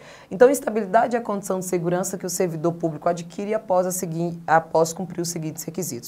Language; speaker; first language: Portuguese; native; Portuguese